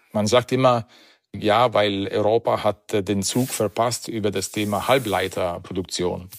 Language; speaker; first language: German; non-native, fluent; Italian